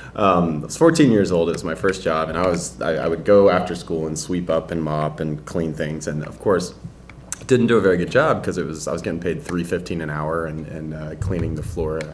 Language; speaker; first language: English; native; English